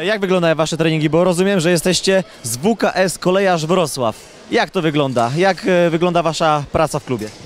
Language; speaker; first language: Polish; native; Polish